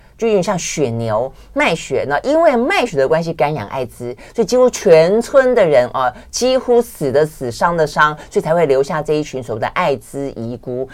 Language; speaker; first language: Chinese; native; Chinese